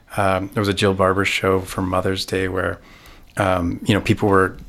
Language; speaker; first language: English; native; English